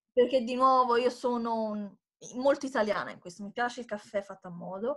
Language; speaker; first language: Italian; native; Italian